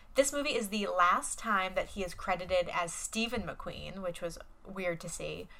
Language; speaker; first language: English; native; English